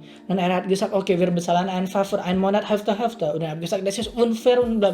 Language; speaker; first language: German; non-native, learner; Indonesian